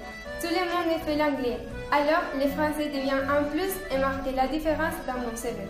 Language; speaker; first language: French; non-native, learner; Spanish